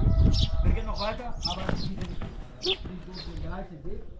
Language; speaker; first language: German; non-native, learner; Arabic